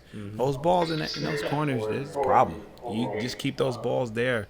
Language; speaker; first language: English; native; English